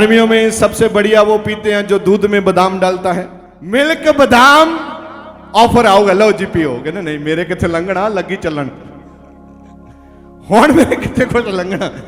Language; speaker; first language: Hindi; non-native, local second language; Punjabi